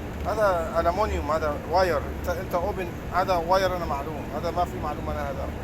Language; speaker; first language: Arabic; native; Arabic